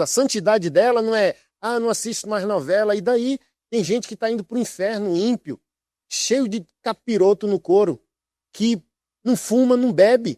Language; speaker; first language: Portuguese; native; Portuguese